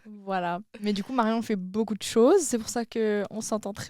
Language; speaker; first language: French; native; French